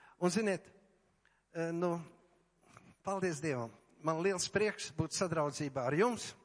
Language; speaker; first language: Latvian; native; Latvian